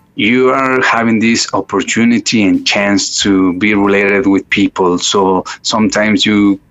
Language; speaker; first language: English; non-native, fluent; Spanish